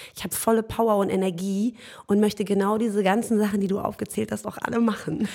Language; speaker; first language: German; early bilingual, other home language; Persian